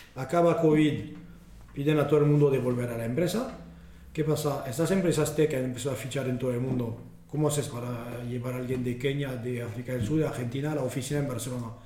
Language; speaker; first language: Spanish; non-native, fluent; French